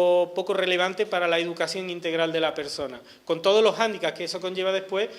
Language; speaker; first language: Spanish; native; Spanish